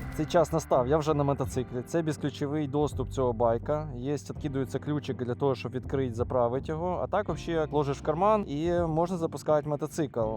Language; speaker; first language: Ukrainian; non-native, local second language; Russian